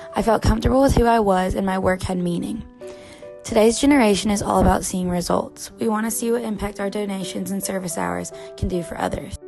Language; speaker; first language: English; native; English